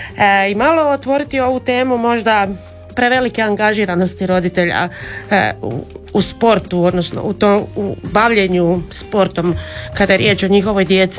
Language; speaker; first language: Serbian; native; Serbian